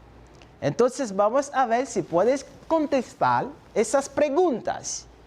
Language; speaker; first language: Spanish; non-native, fluent; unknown